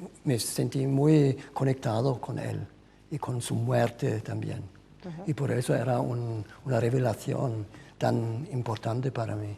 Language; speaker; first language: Spanish; non-native, fluent; German